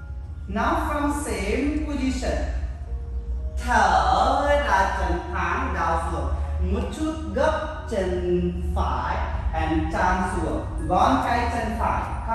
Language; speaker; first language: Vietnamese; non-native, learner; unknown